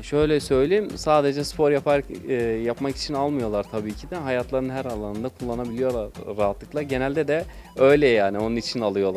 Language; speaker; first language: Turkish; native; Turkish